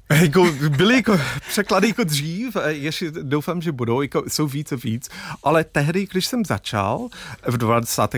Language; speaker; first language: Czech; non-native, fluent; English